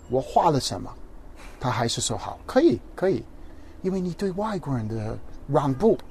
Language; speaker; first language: Chinese; non-native, fluent; English